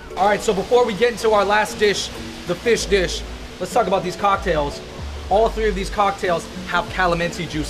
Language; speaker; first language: English; native; English